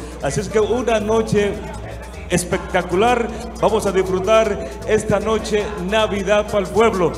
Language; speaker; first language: Spanish; native; Spanish